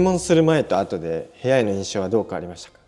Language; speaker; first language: Japanese; native; Japanese